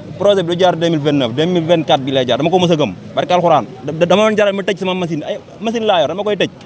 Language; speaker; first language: Wolof; native; Wolof